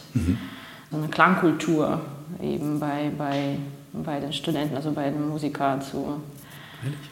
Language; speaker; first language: German; non-native, fluent; Russian